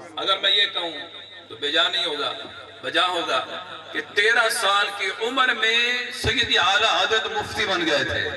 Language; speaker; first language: Urdu; non-native, local second language; Pashto